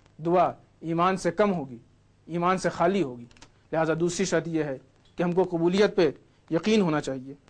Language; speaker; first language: Urdu; native; Urdu